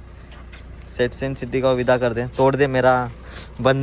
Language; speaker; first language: Hindi; non-native, local second language; Marathi